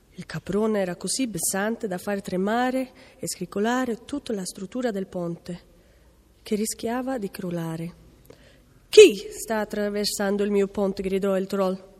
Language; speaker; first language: Italian; non-native, fluent; Norwegian